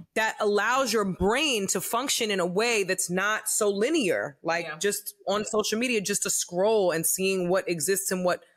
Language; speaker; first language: English; native; English